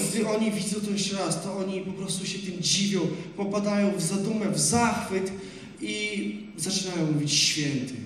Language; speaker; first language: Polish; non-native, learner; Russian